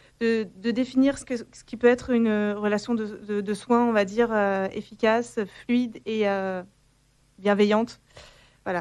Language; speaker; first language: French; native; French